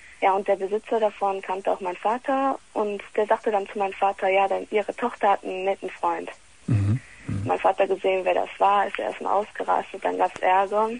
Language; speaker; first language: German; early bilingual, other home language; Italian